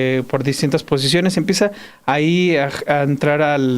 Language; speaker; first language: Spanish; native; Spanish